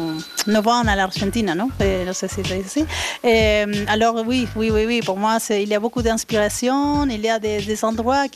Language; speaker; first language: French; non-native, fluent; Spanish